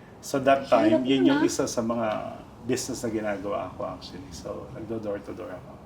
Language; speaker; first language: Filipino; native; Filipino